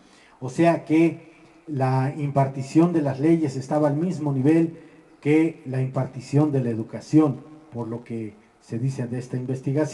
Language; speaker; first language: Spanish; native; Spanish